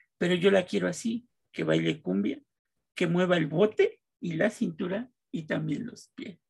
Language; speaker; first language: Spanish; native; Spanish